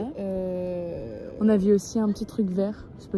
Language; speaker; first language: French; native; French